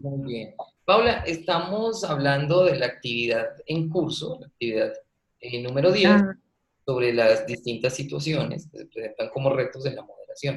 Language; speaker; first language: Spanish; native; Spanish